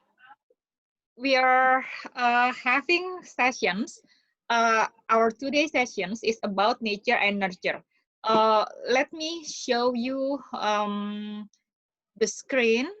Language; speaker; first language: English; non-native, fluent; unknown